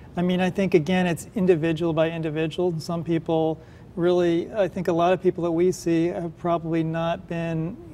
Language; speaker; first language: English; native; English